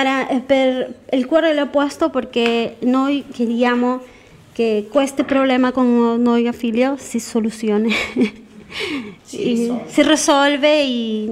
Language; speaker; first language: Italian; non-native, learner; Spanish